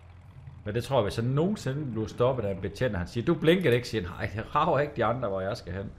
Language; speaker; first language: Danish; native; Danish